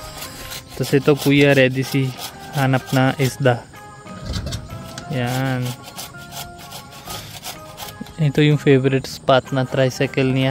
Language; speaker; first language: Filipino; non-native, learner; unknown